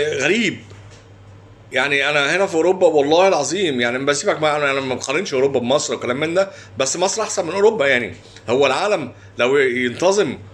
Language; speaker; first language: Arabic; native; Arabic